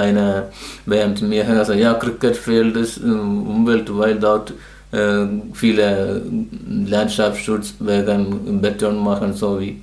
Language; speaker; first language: German; non-native, learner; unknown